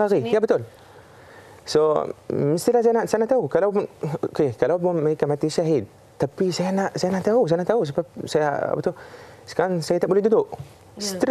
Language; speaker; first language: Indonesian; non-native, fluent; Arabic